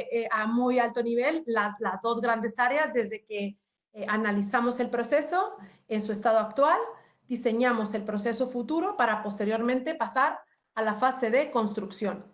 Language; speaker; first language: Spanish; native; Spanish